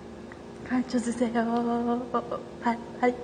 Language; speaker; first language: Korean; non-native, learner; Japanese